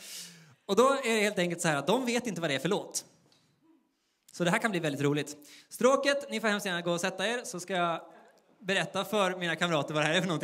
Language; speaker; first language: Swedish; native; Swedish